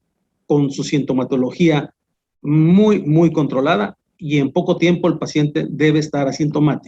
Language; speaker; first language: Spanish; native; Spanish